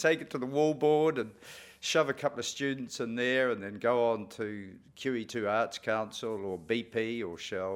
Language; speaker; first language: English; native; English